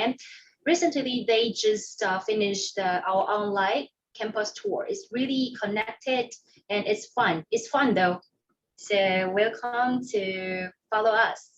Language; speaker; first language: English; non-native, fluent; Chinese